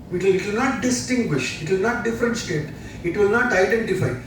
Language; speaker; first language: English; non-native, local second language; Tamil